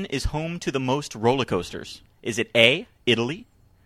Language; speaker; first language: English; native; English